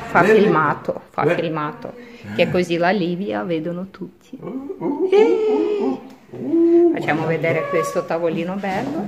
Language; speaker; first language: Italian; non-native, fluent; Russian